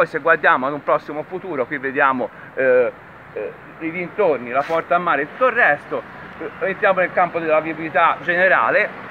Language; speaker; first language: Italian; native; Italian